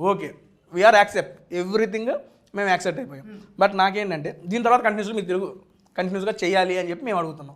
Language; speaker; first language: Telugu; native; Telugu